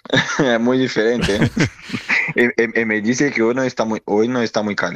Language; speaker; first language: Spanish; non-native, learner; Portuguese